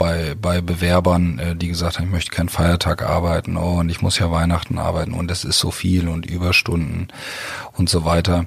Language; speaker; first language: German; native; German